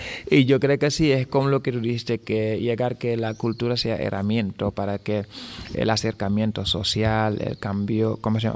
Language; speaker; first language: Spanish; non-native, fluent; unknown